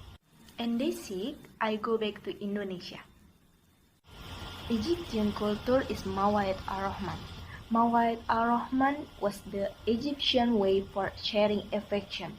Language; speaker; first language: English; non-native, learner; Indonesian